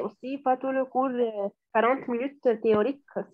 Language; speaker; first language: French; non-native, learner; Arabic